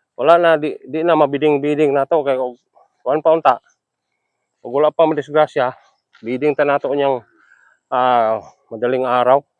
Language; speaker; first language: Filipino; non-native, local second language; Hiligaynon